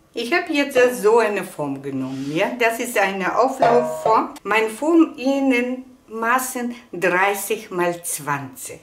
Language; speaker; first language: German; non-native, fluent; Russian